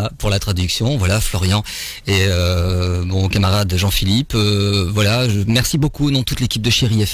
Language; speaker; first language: French; native; French